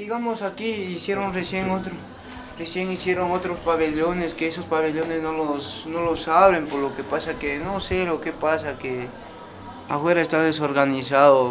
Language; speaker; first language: Spanish; native; Spanish